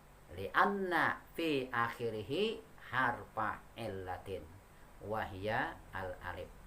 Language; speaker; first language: Arabic; non-native, fluent; Indonesian